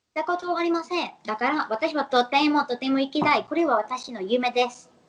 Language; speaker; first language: Japanese; non-native, learner; English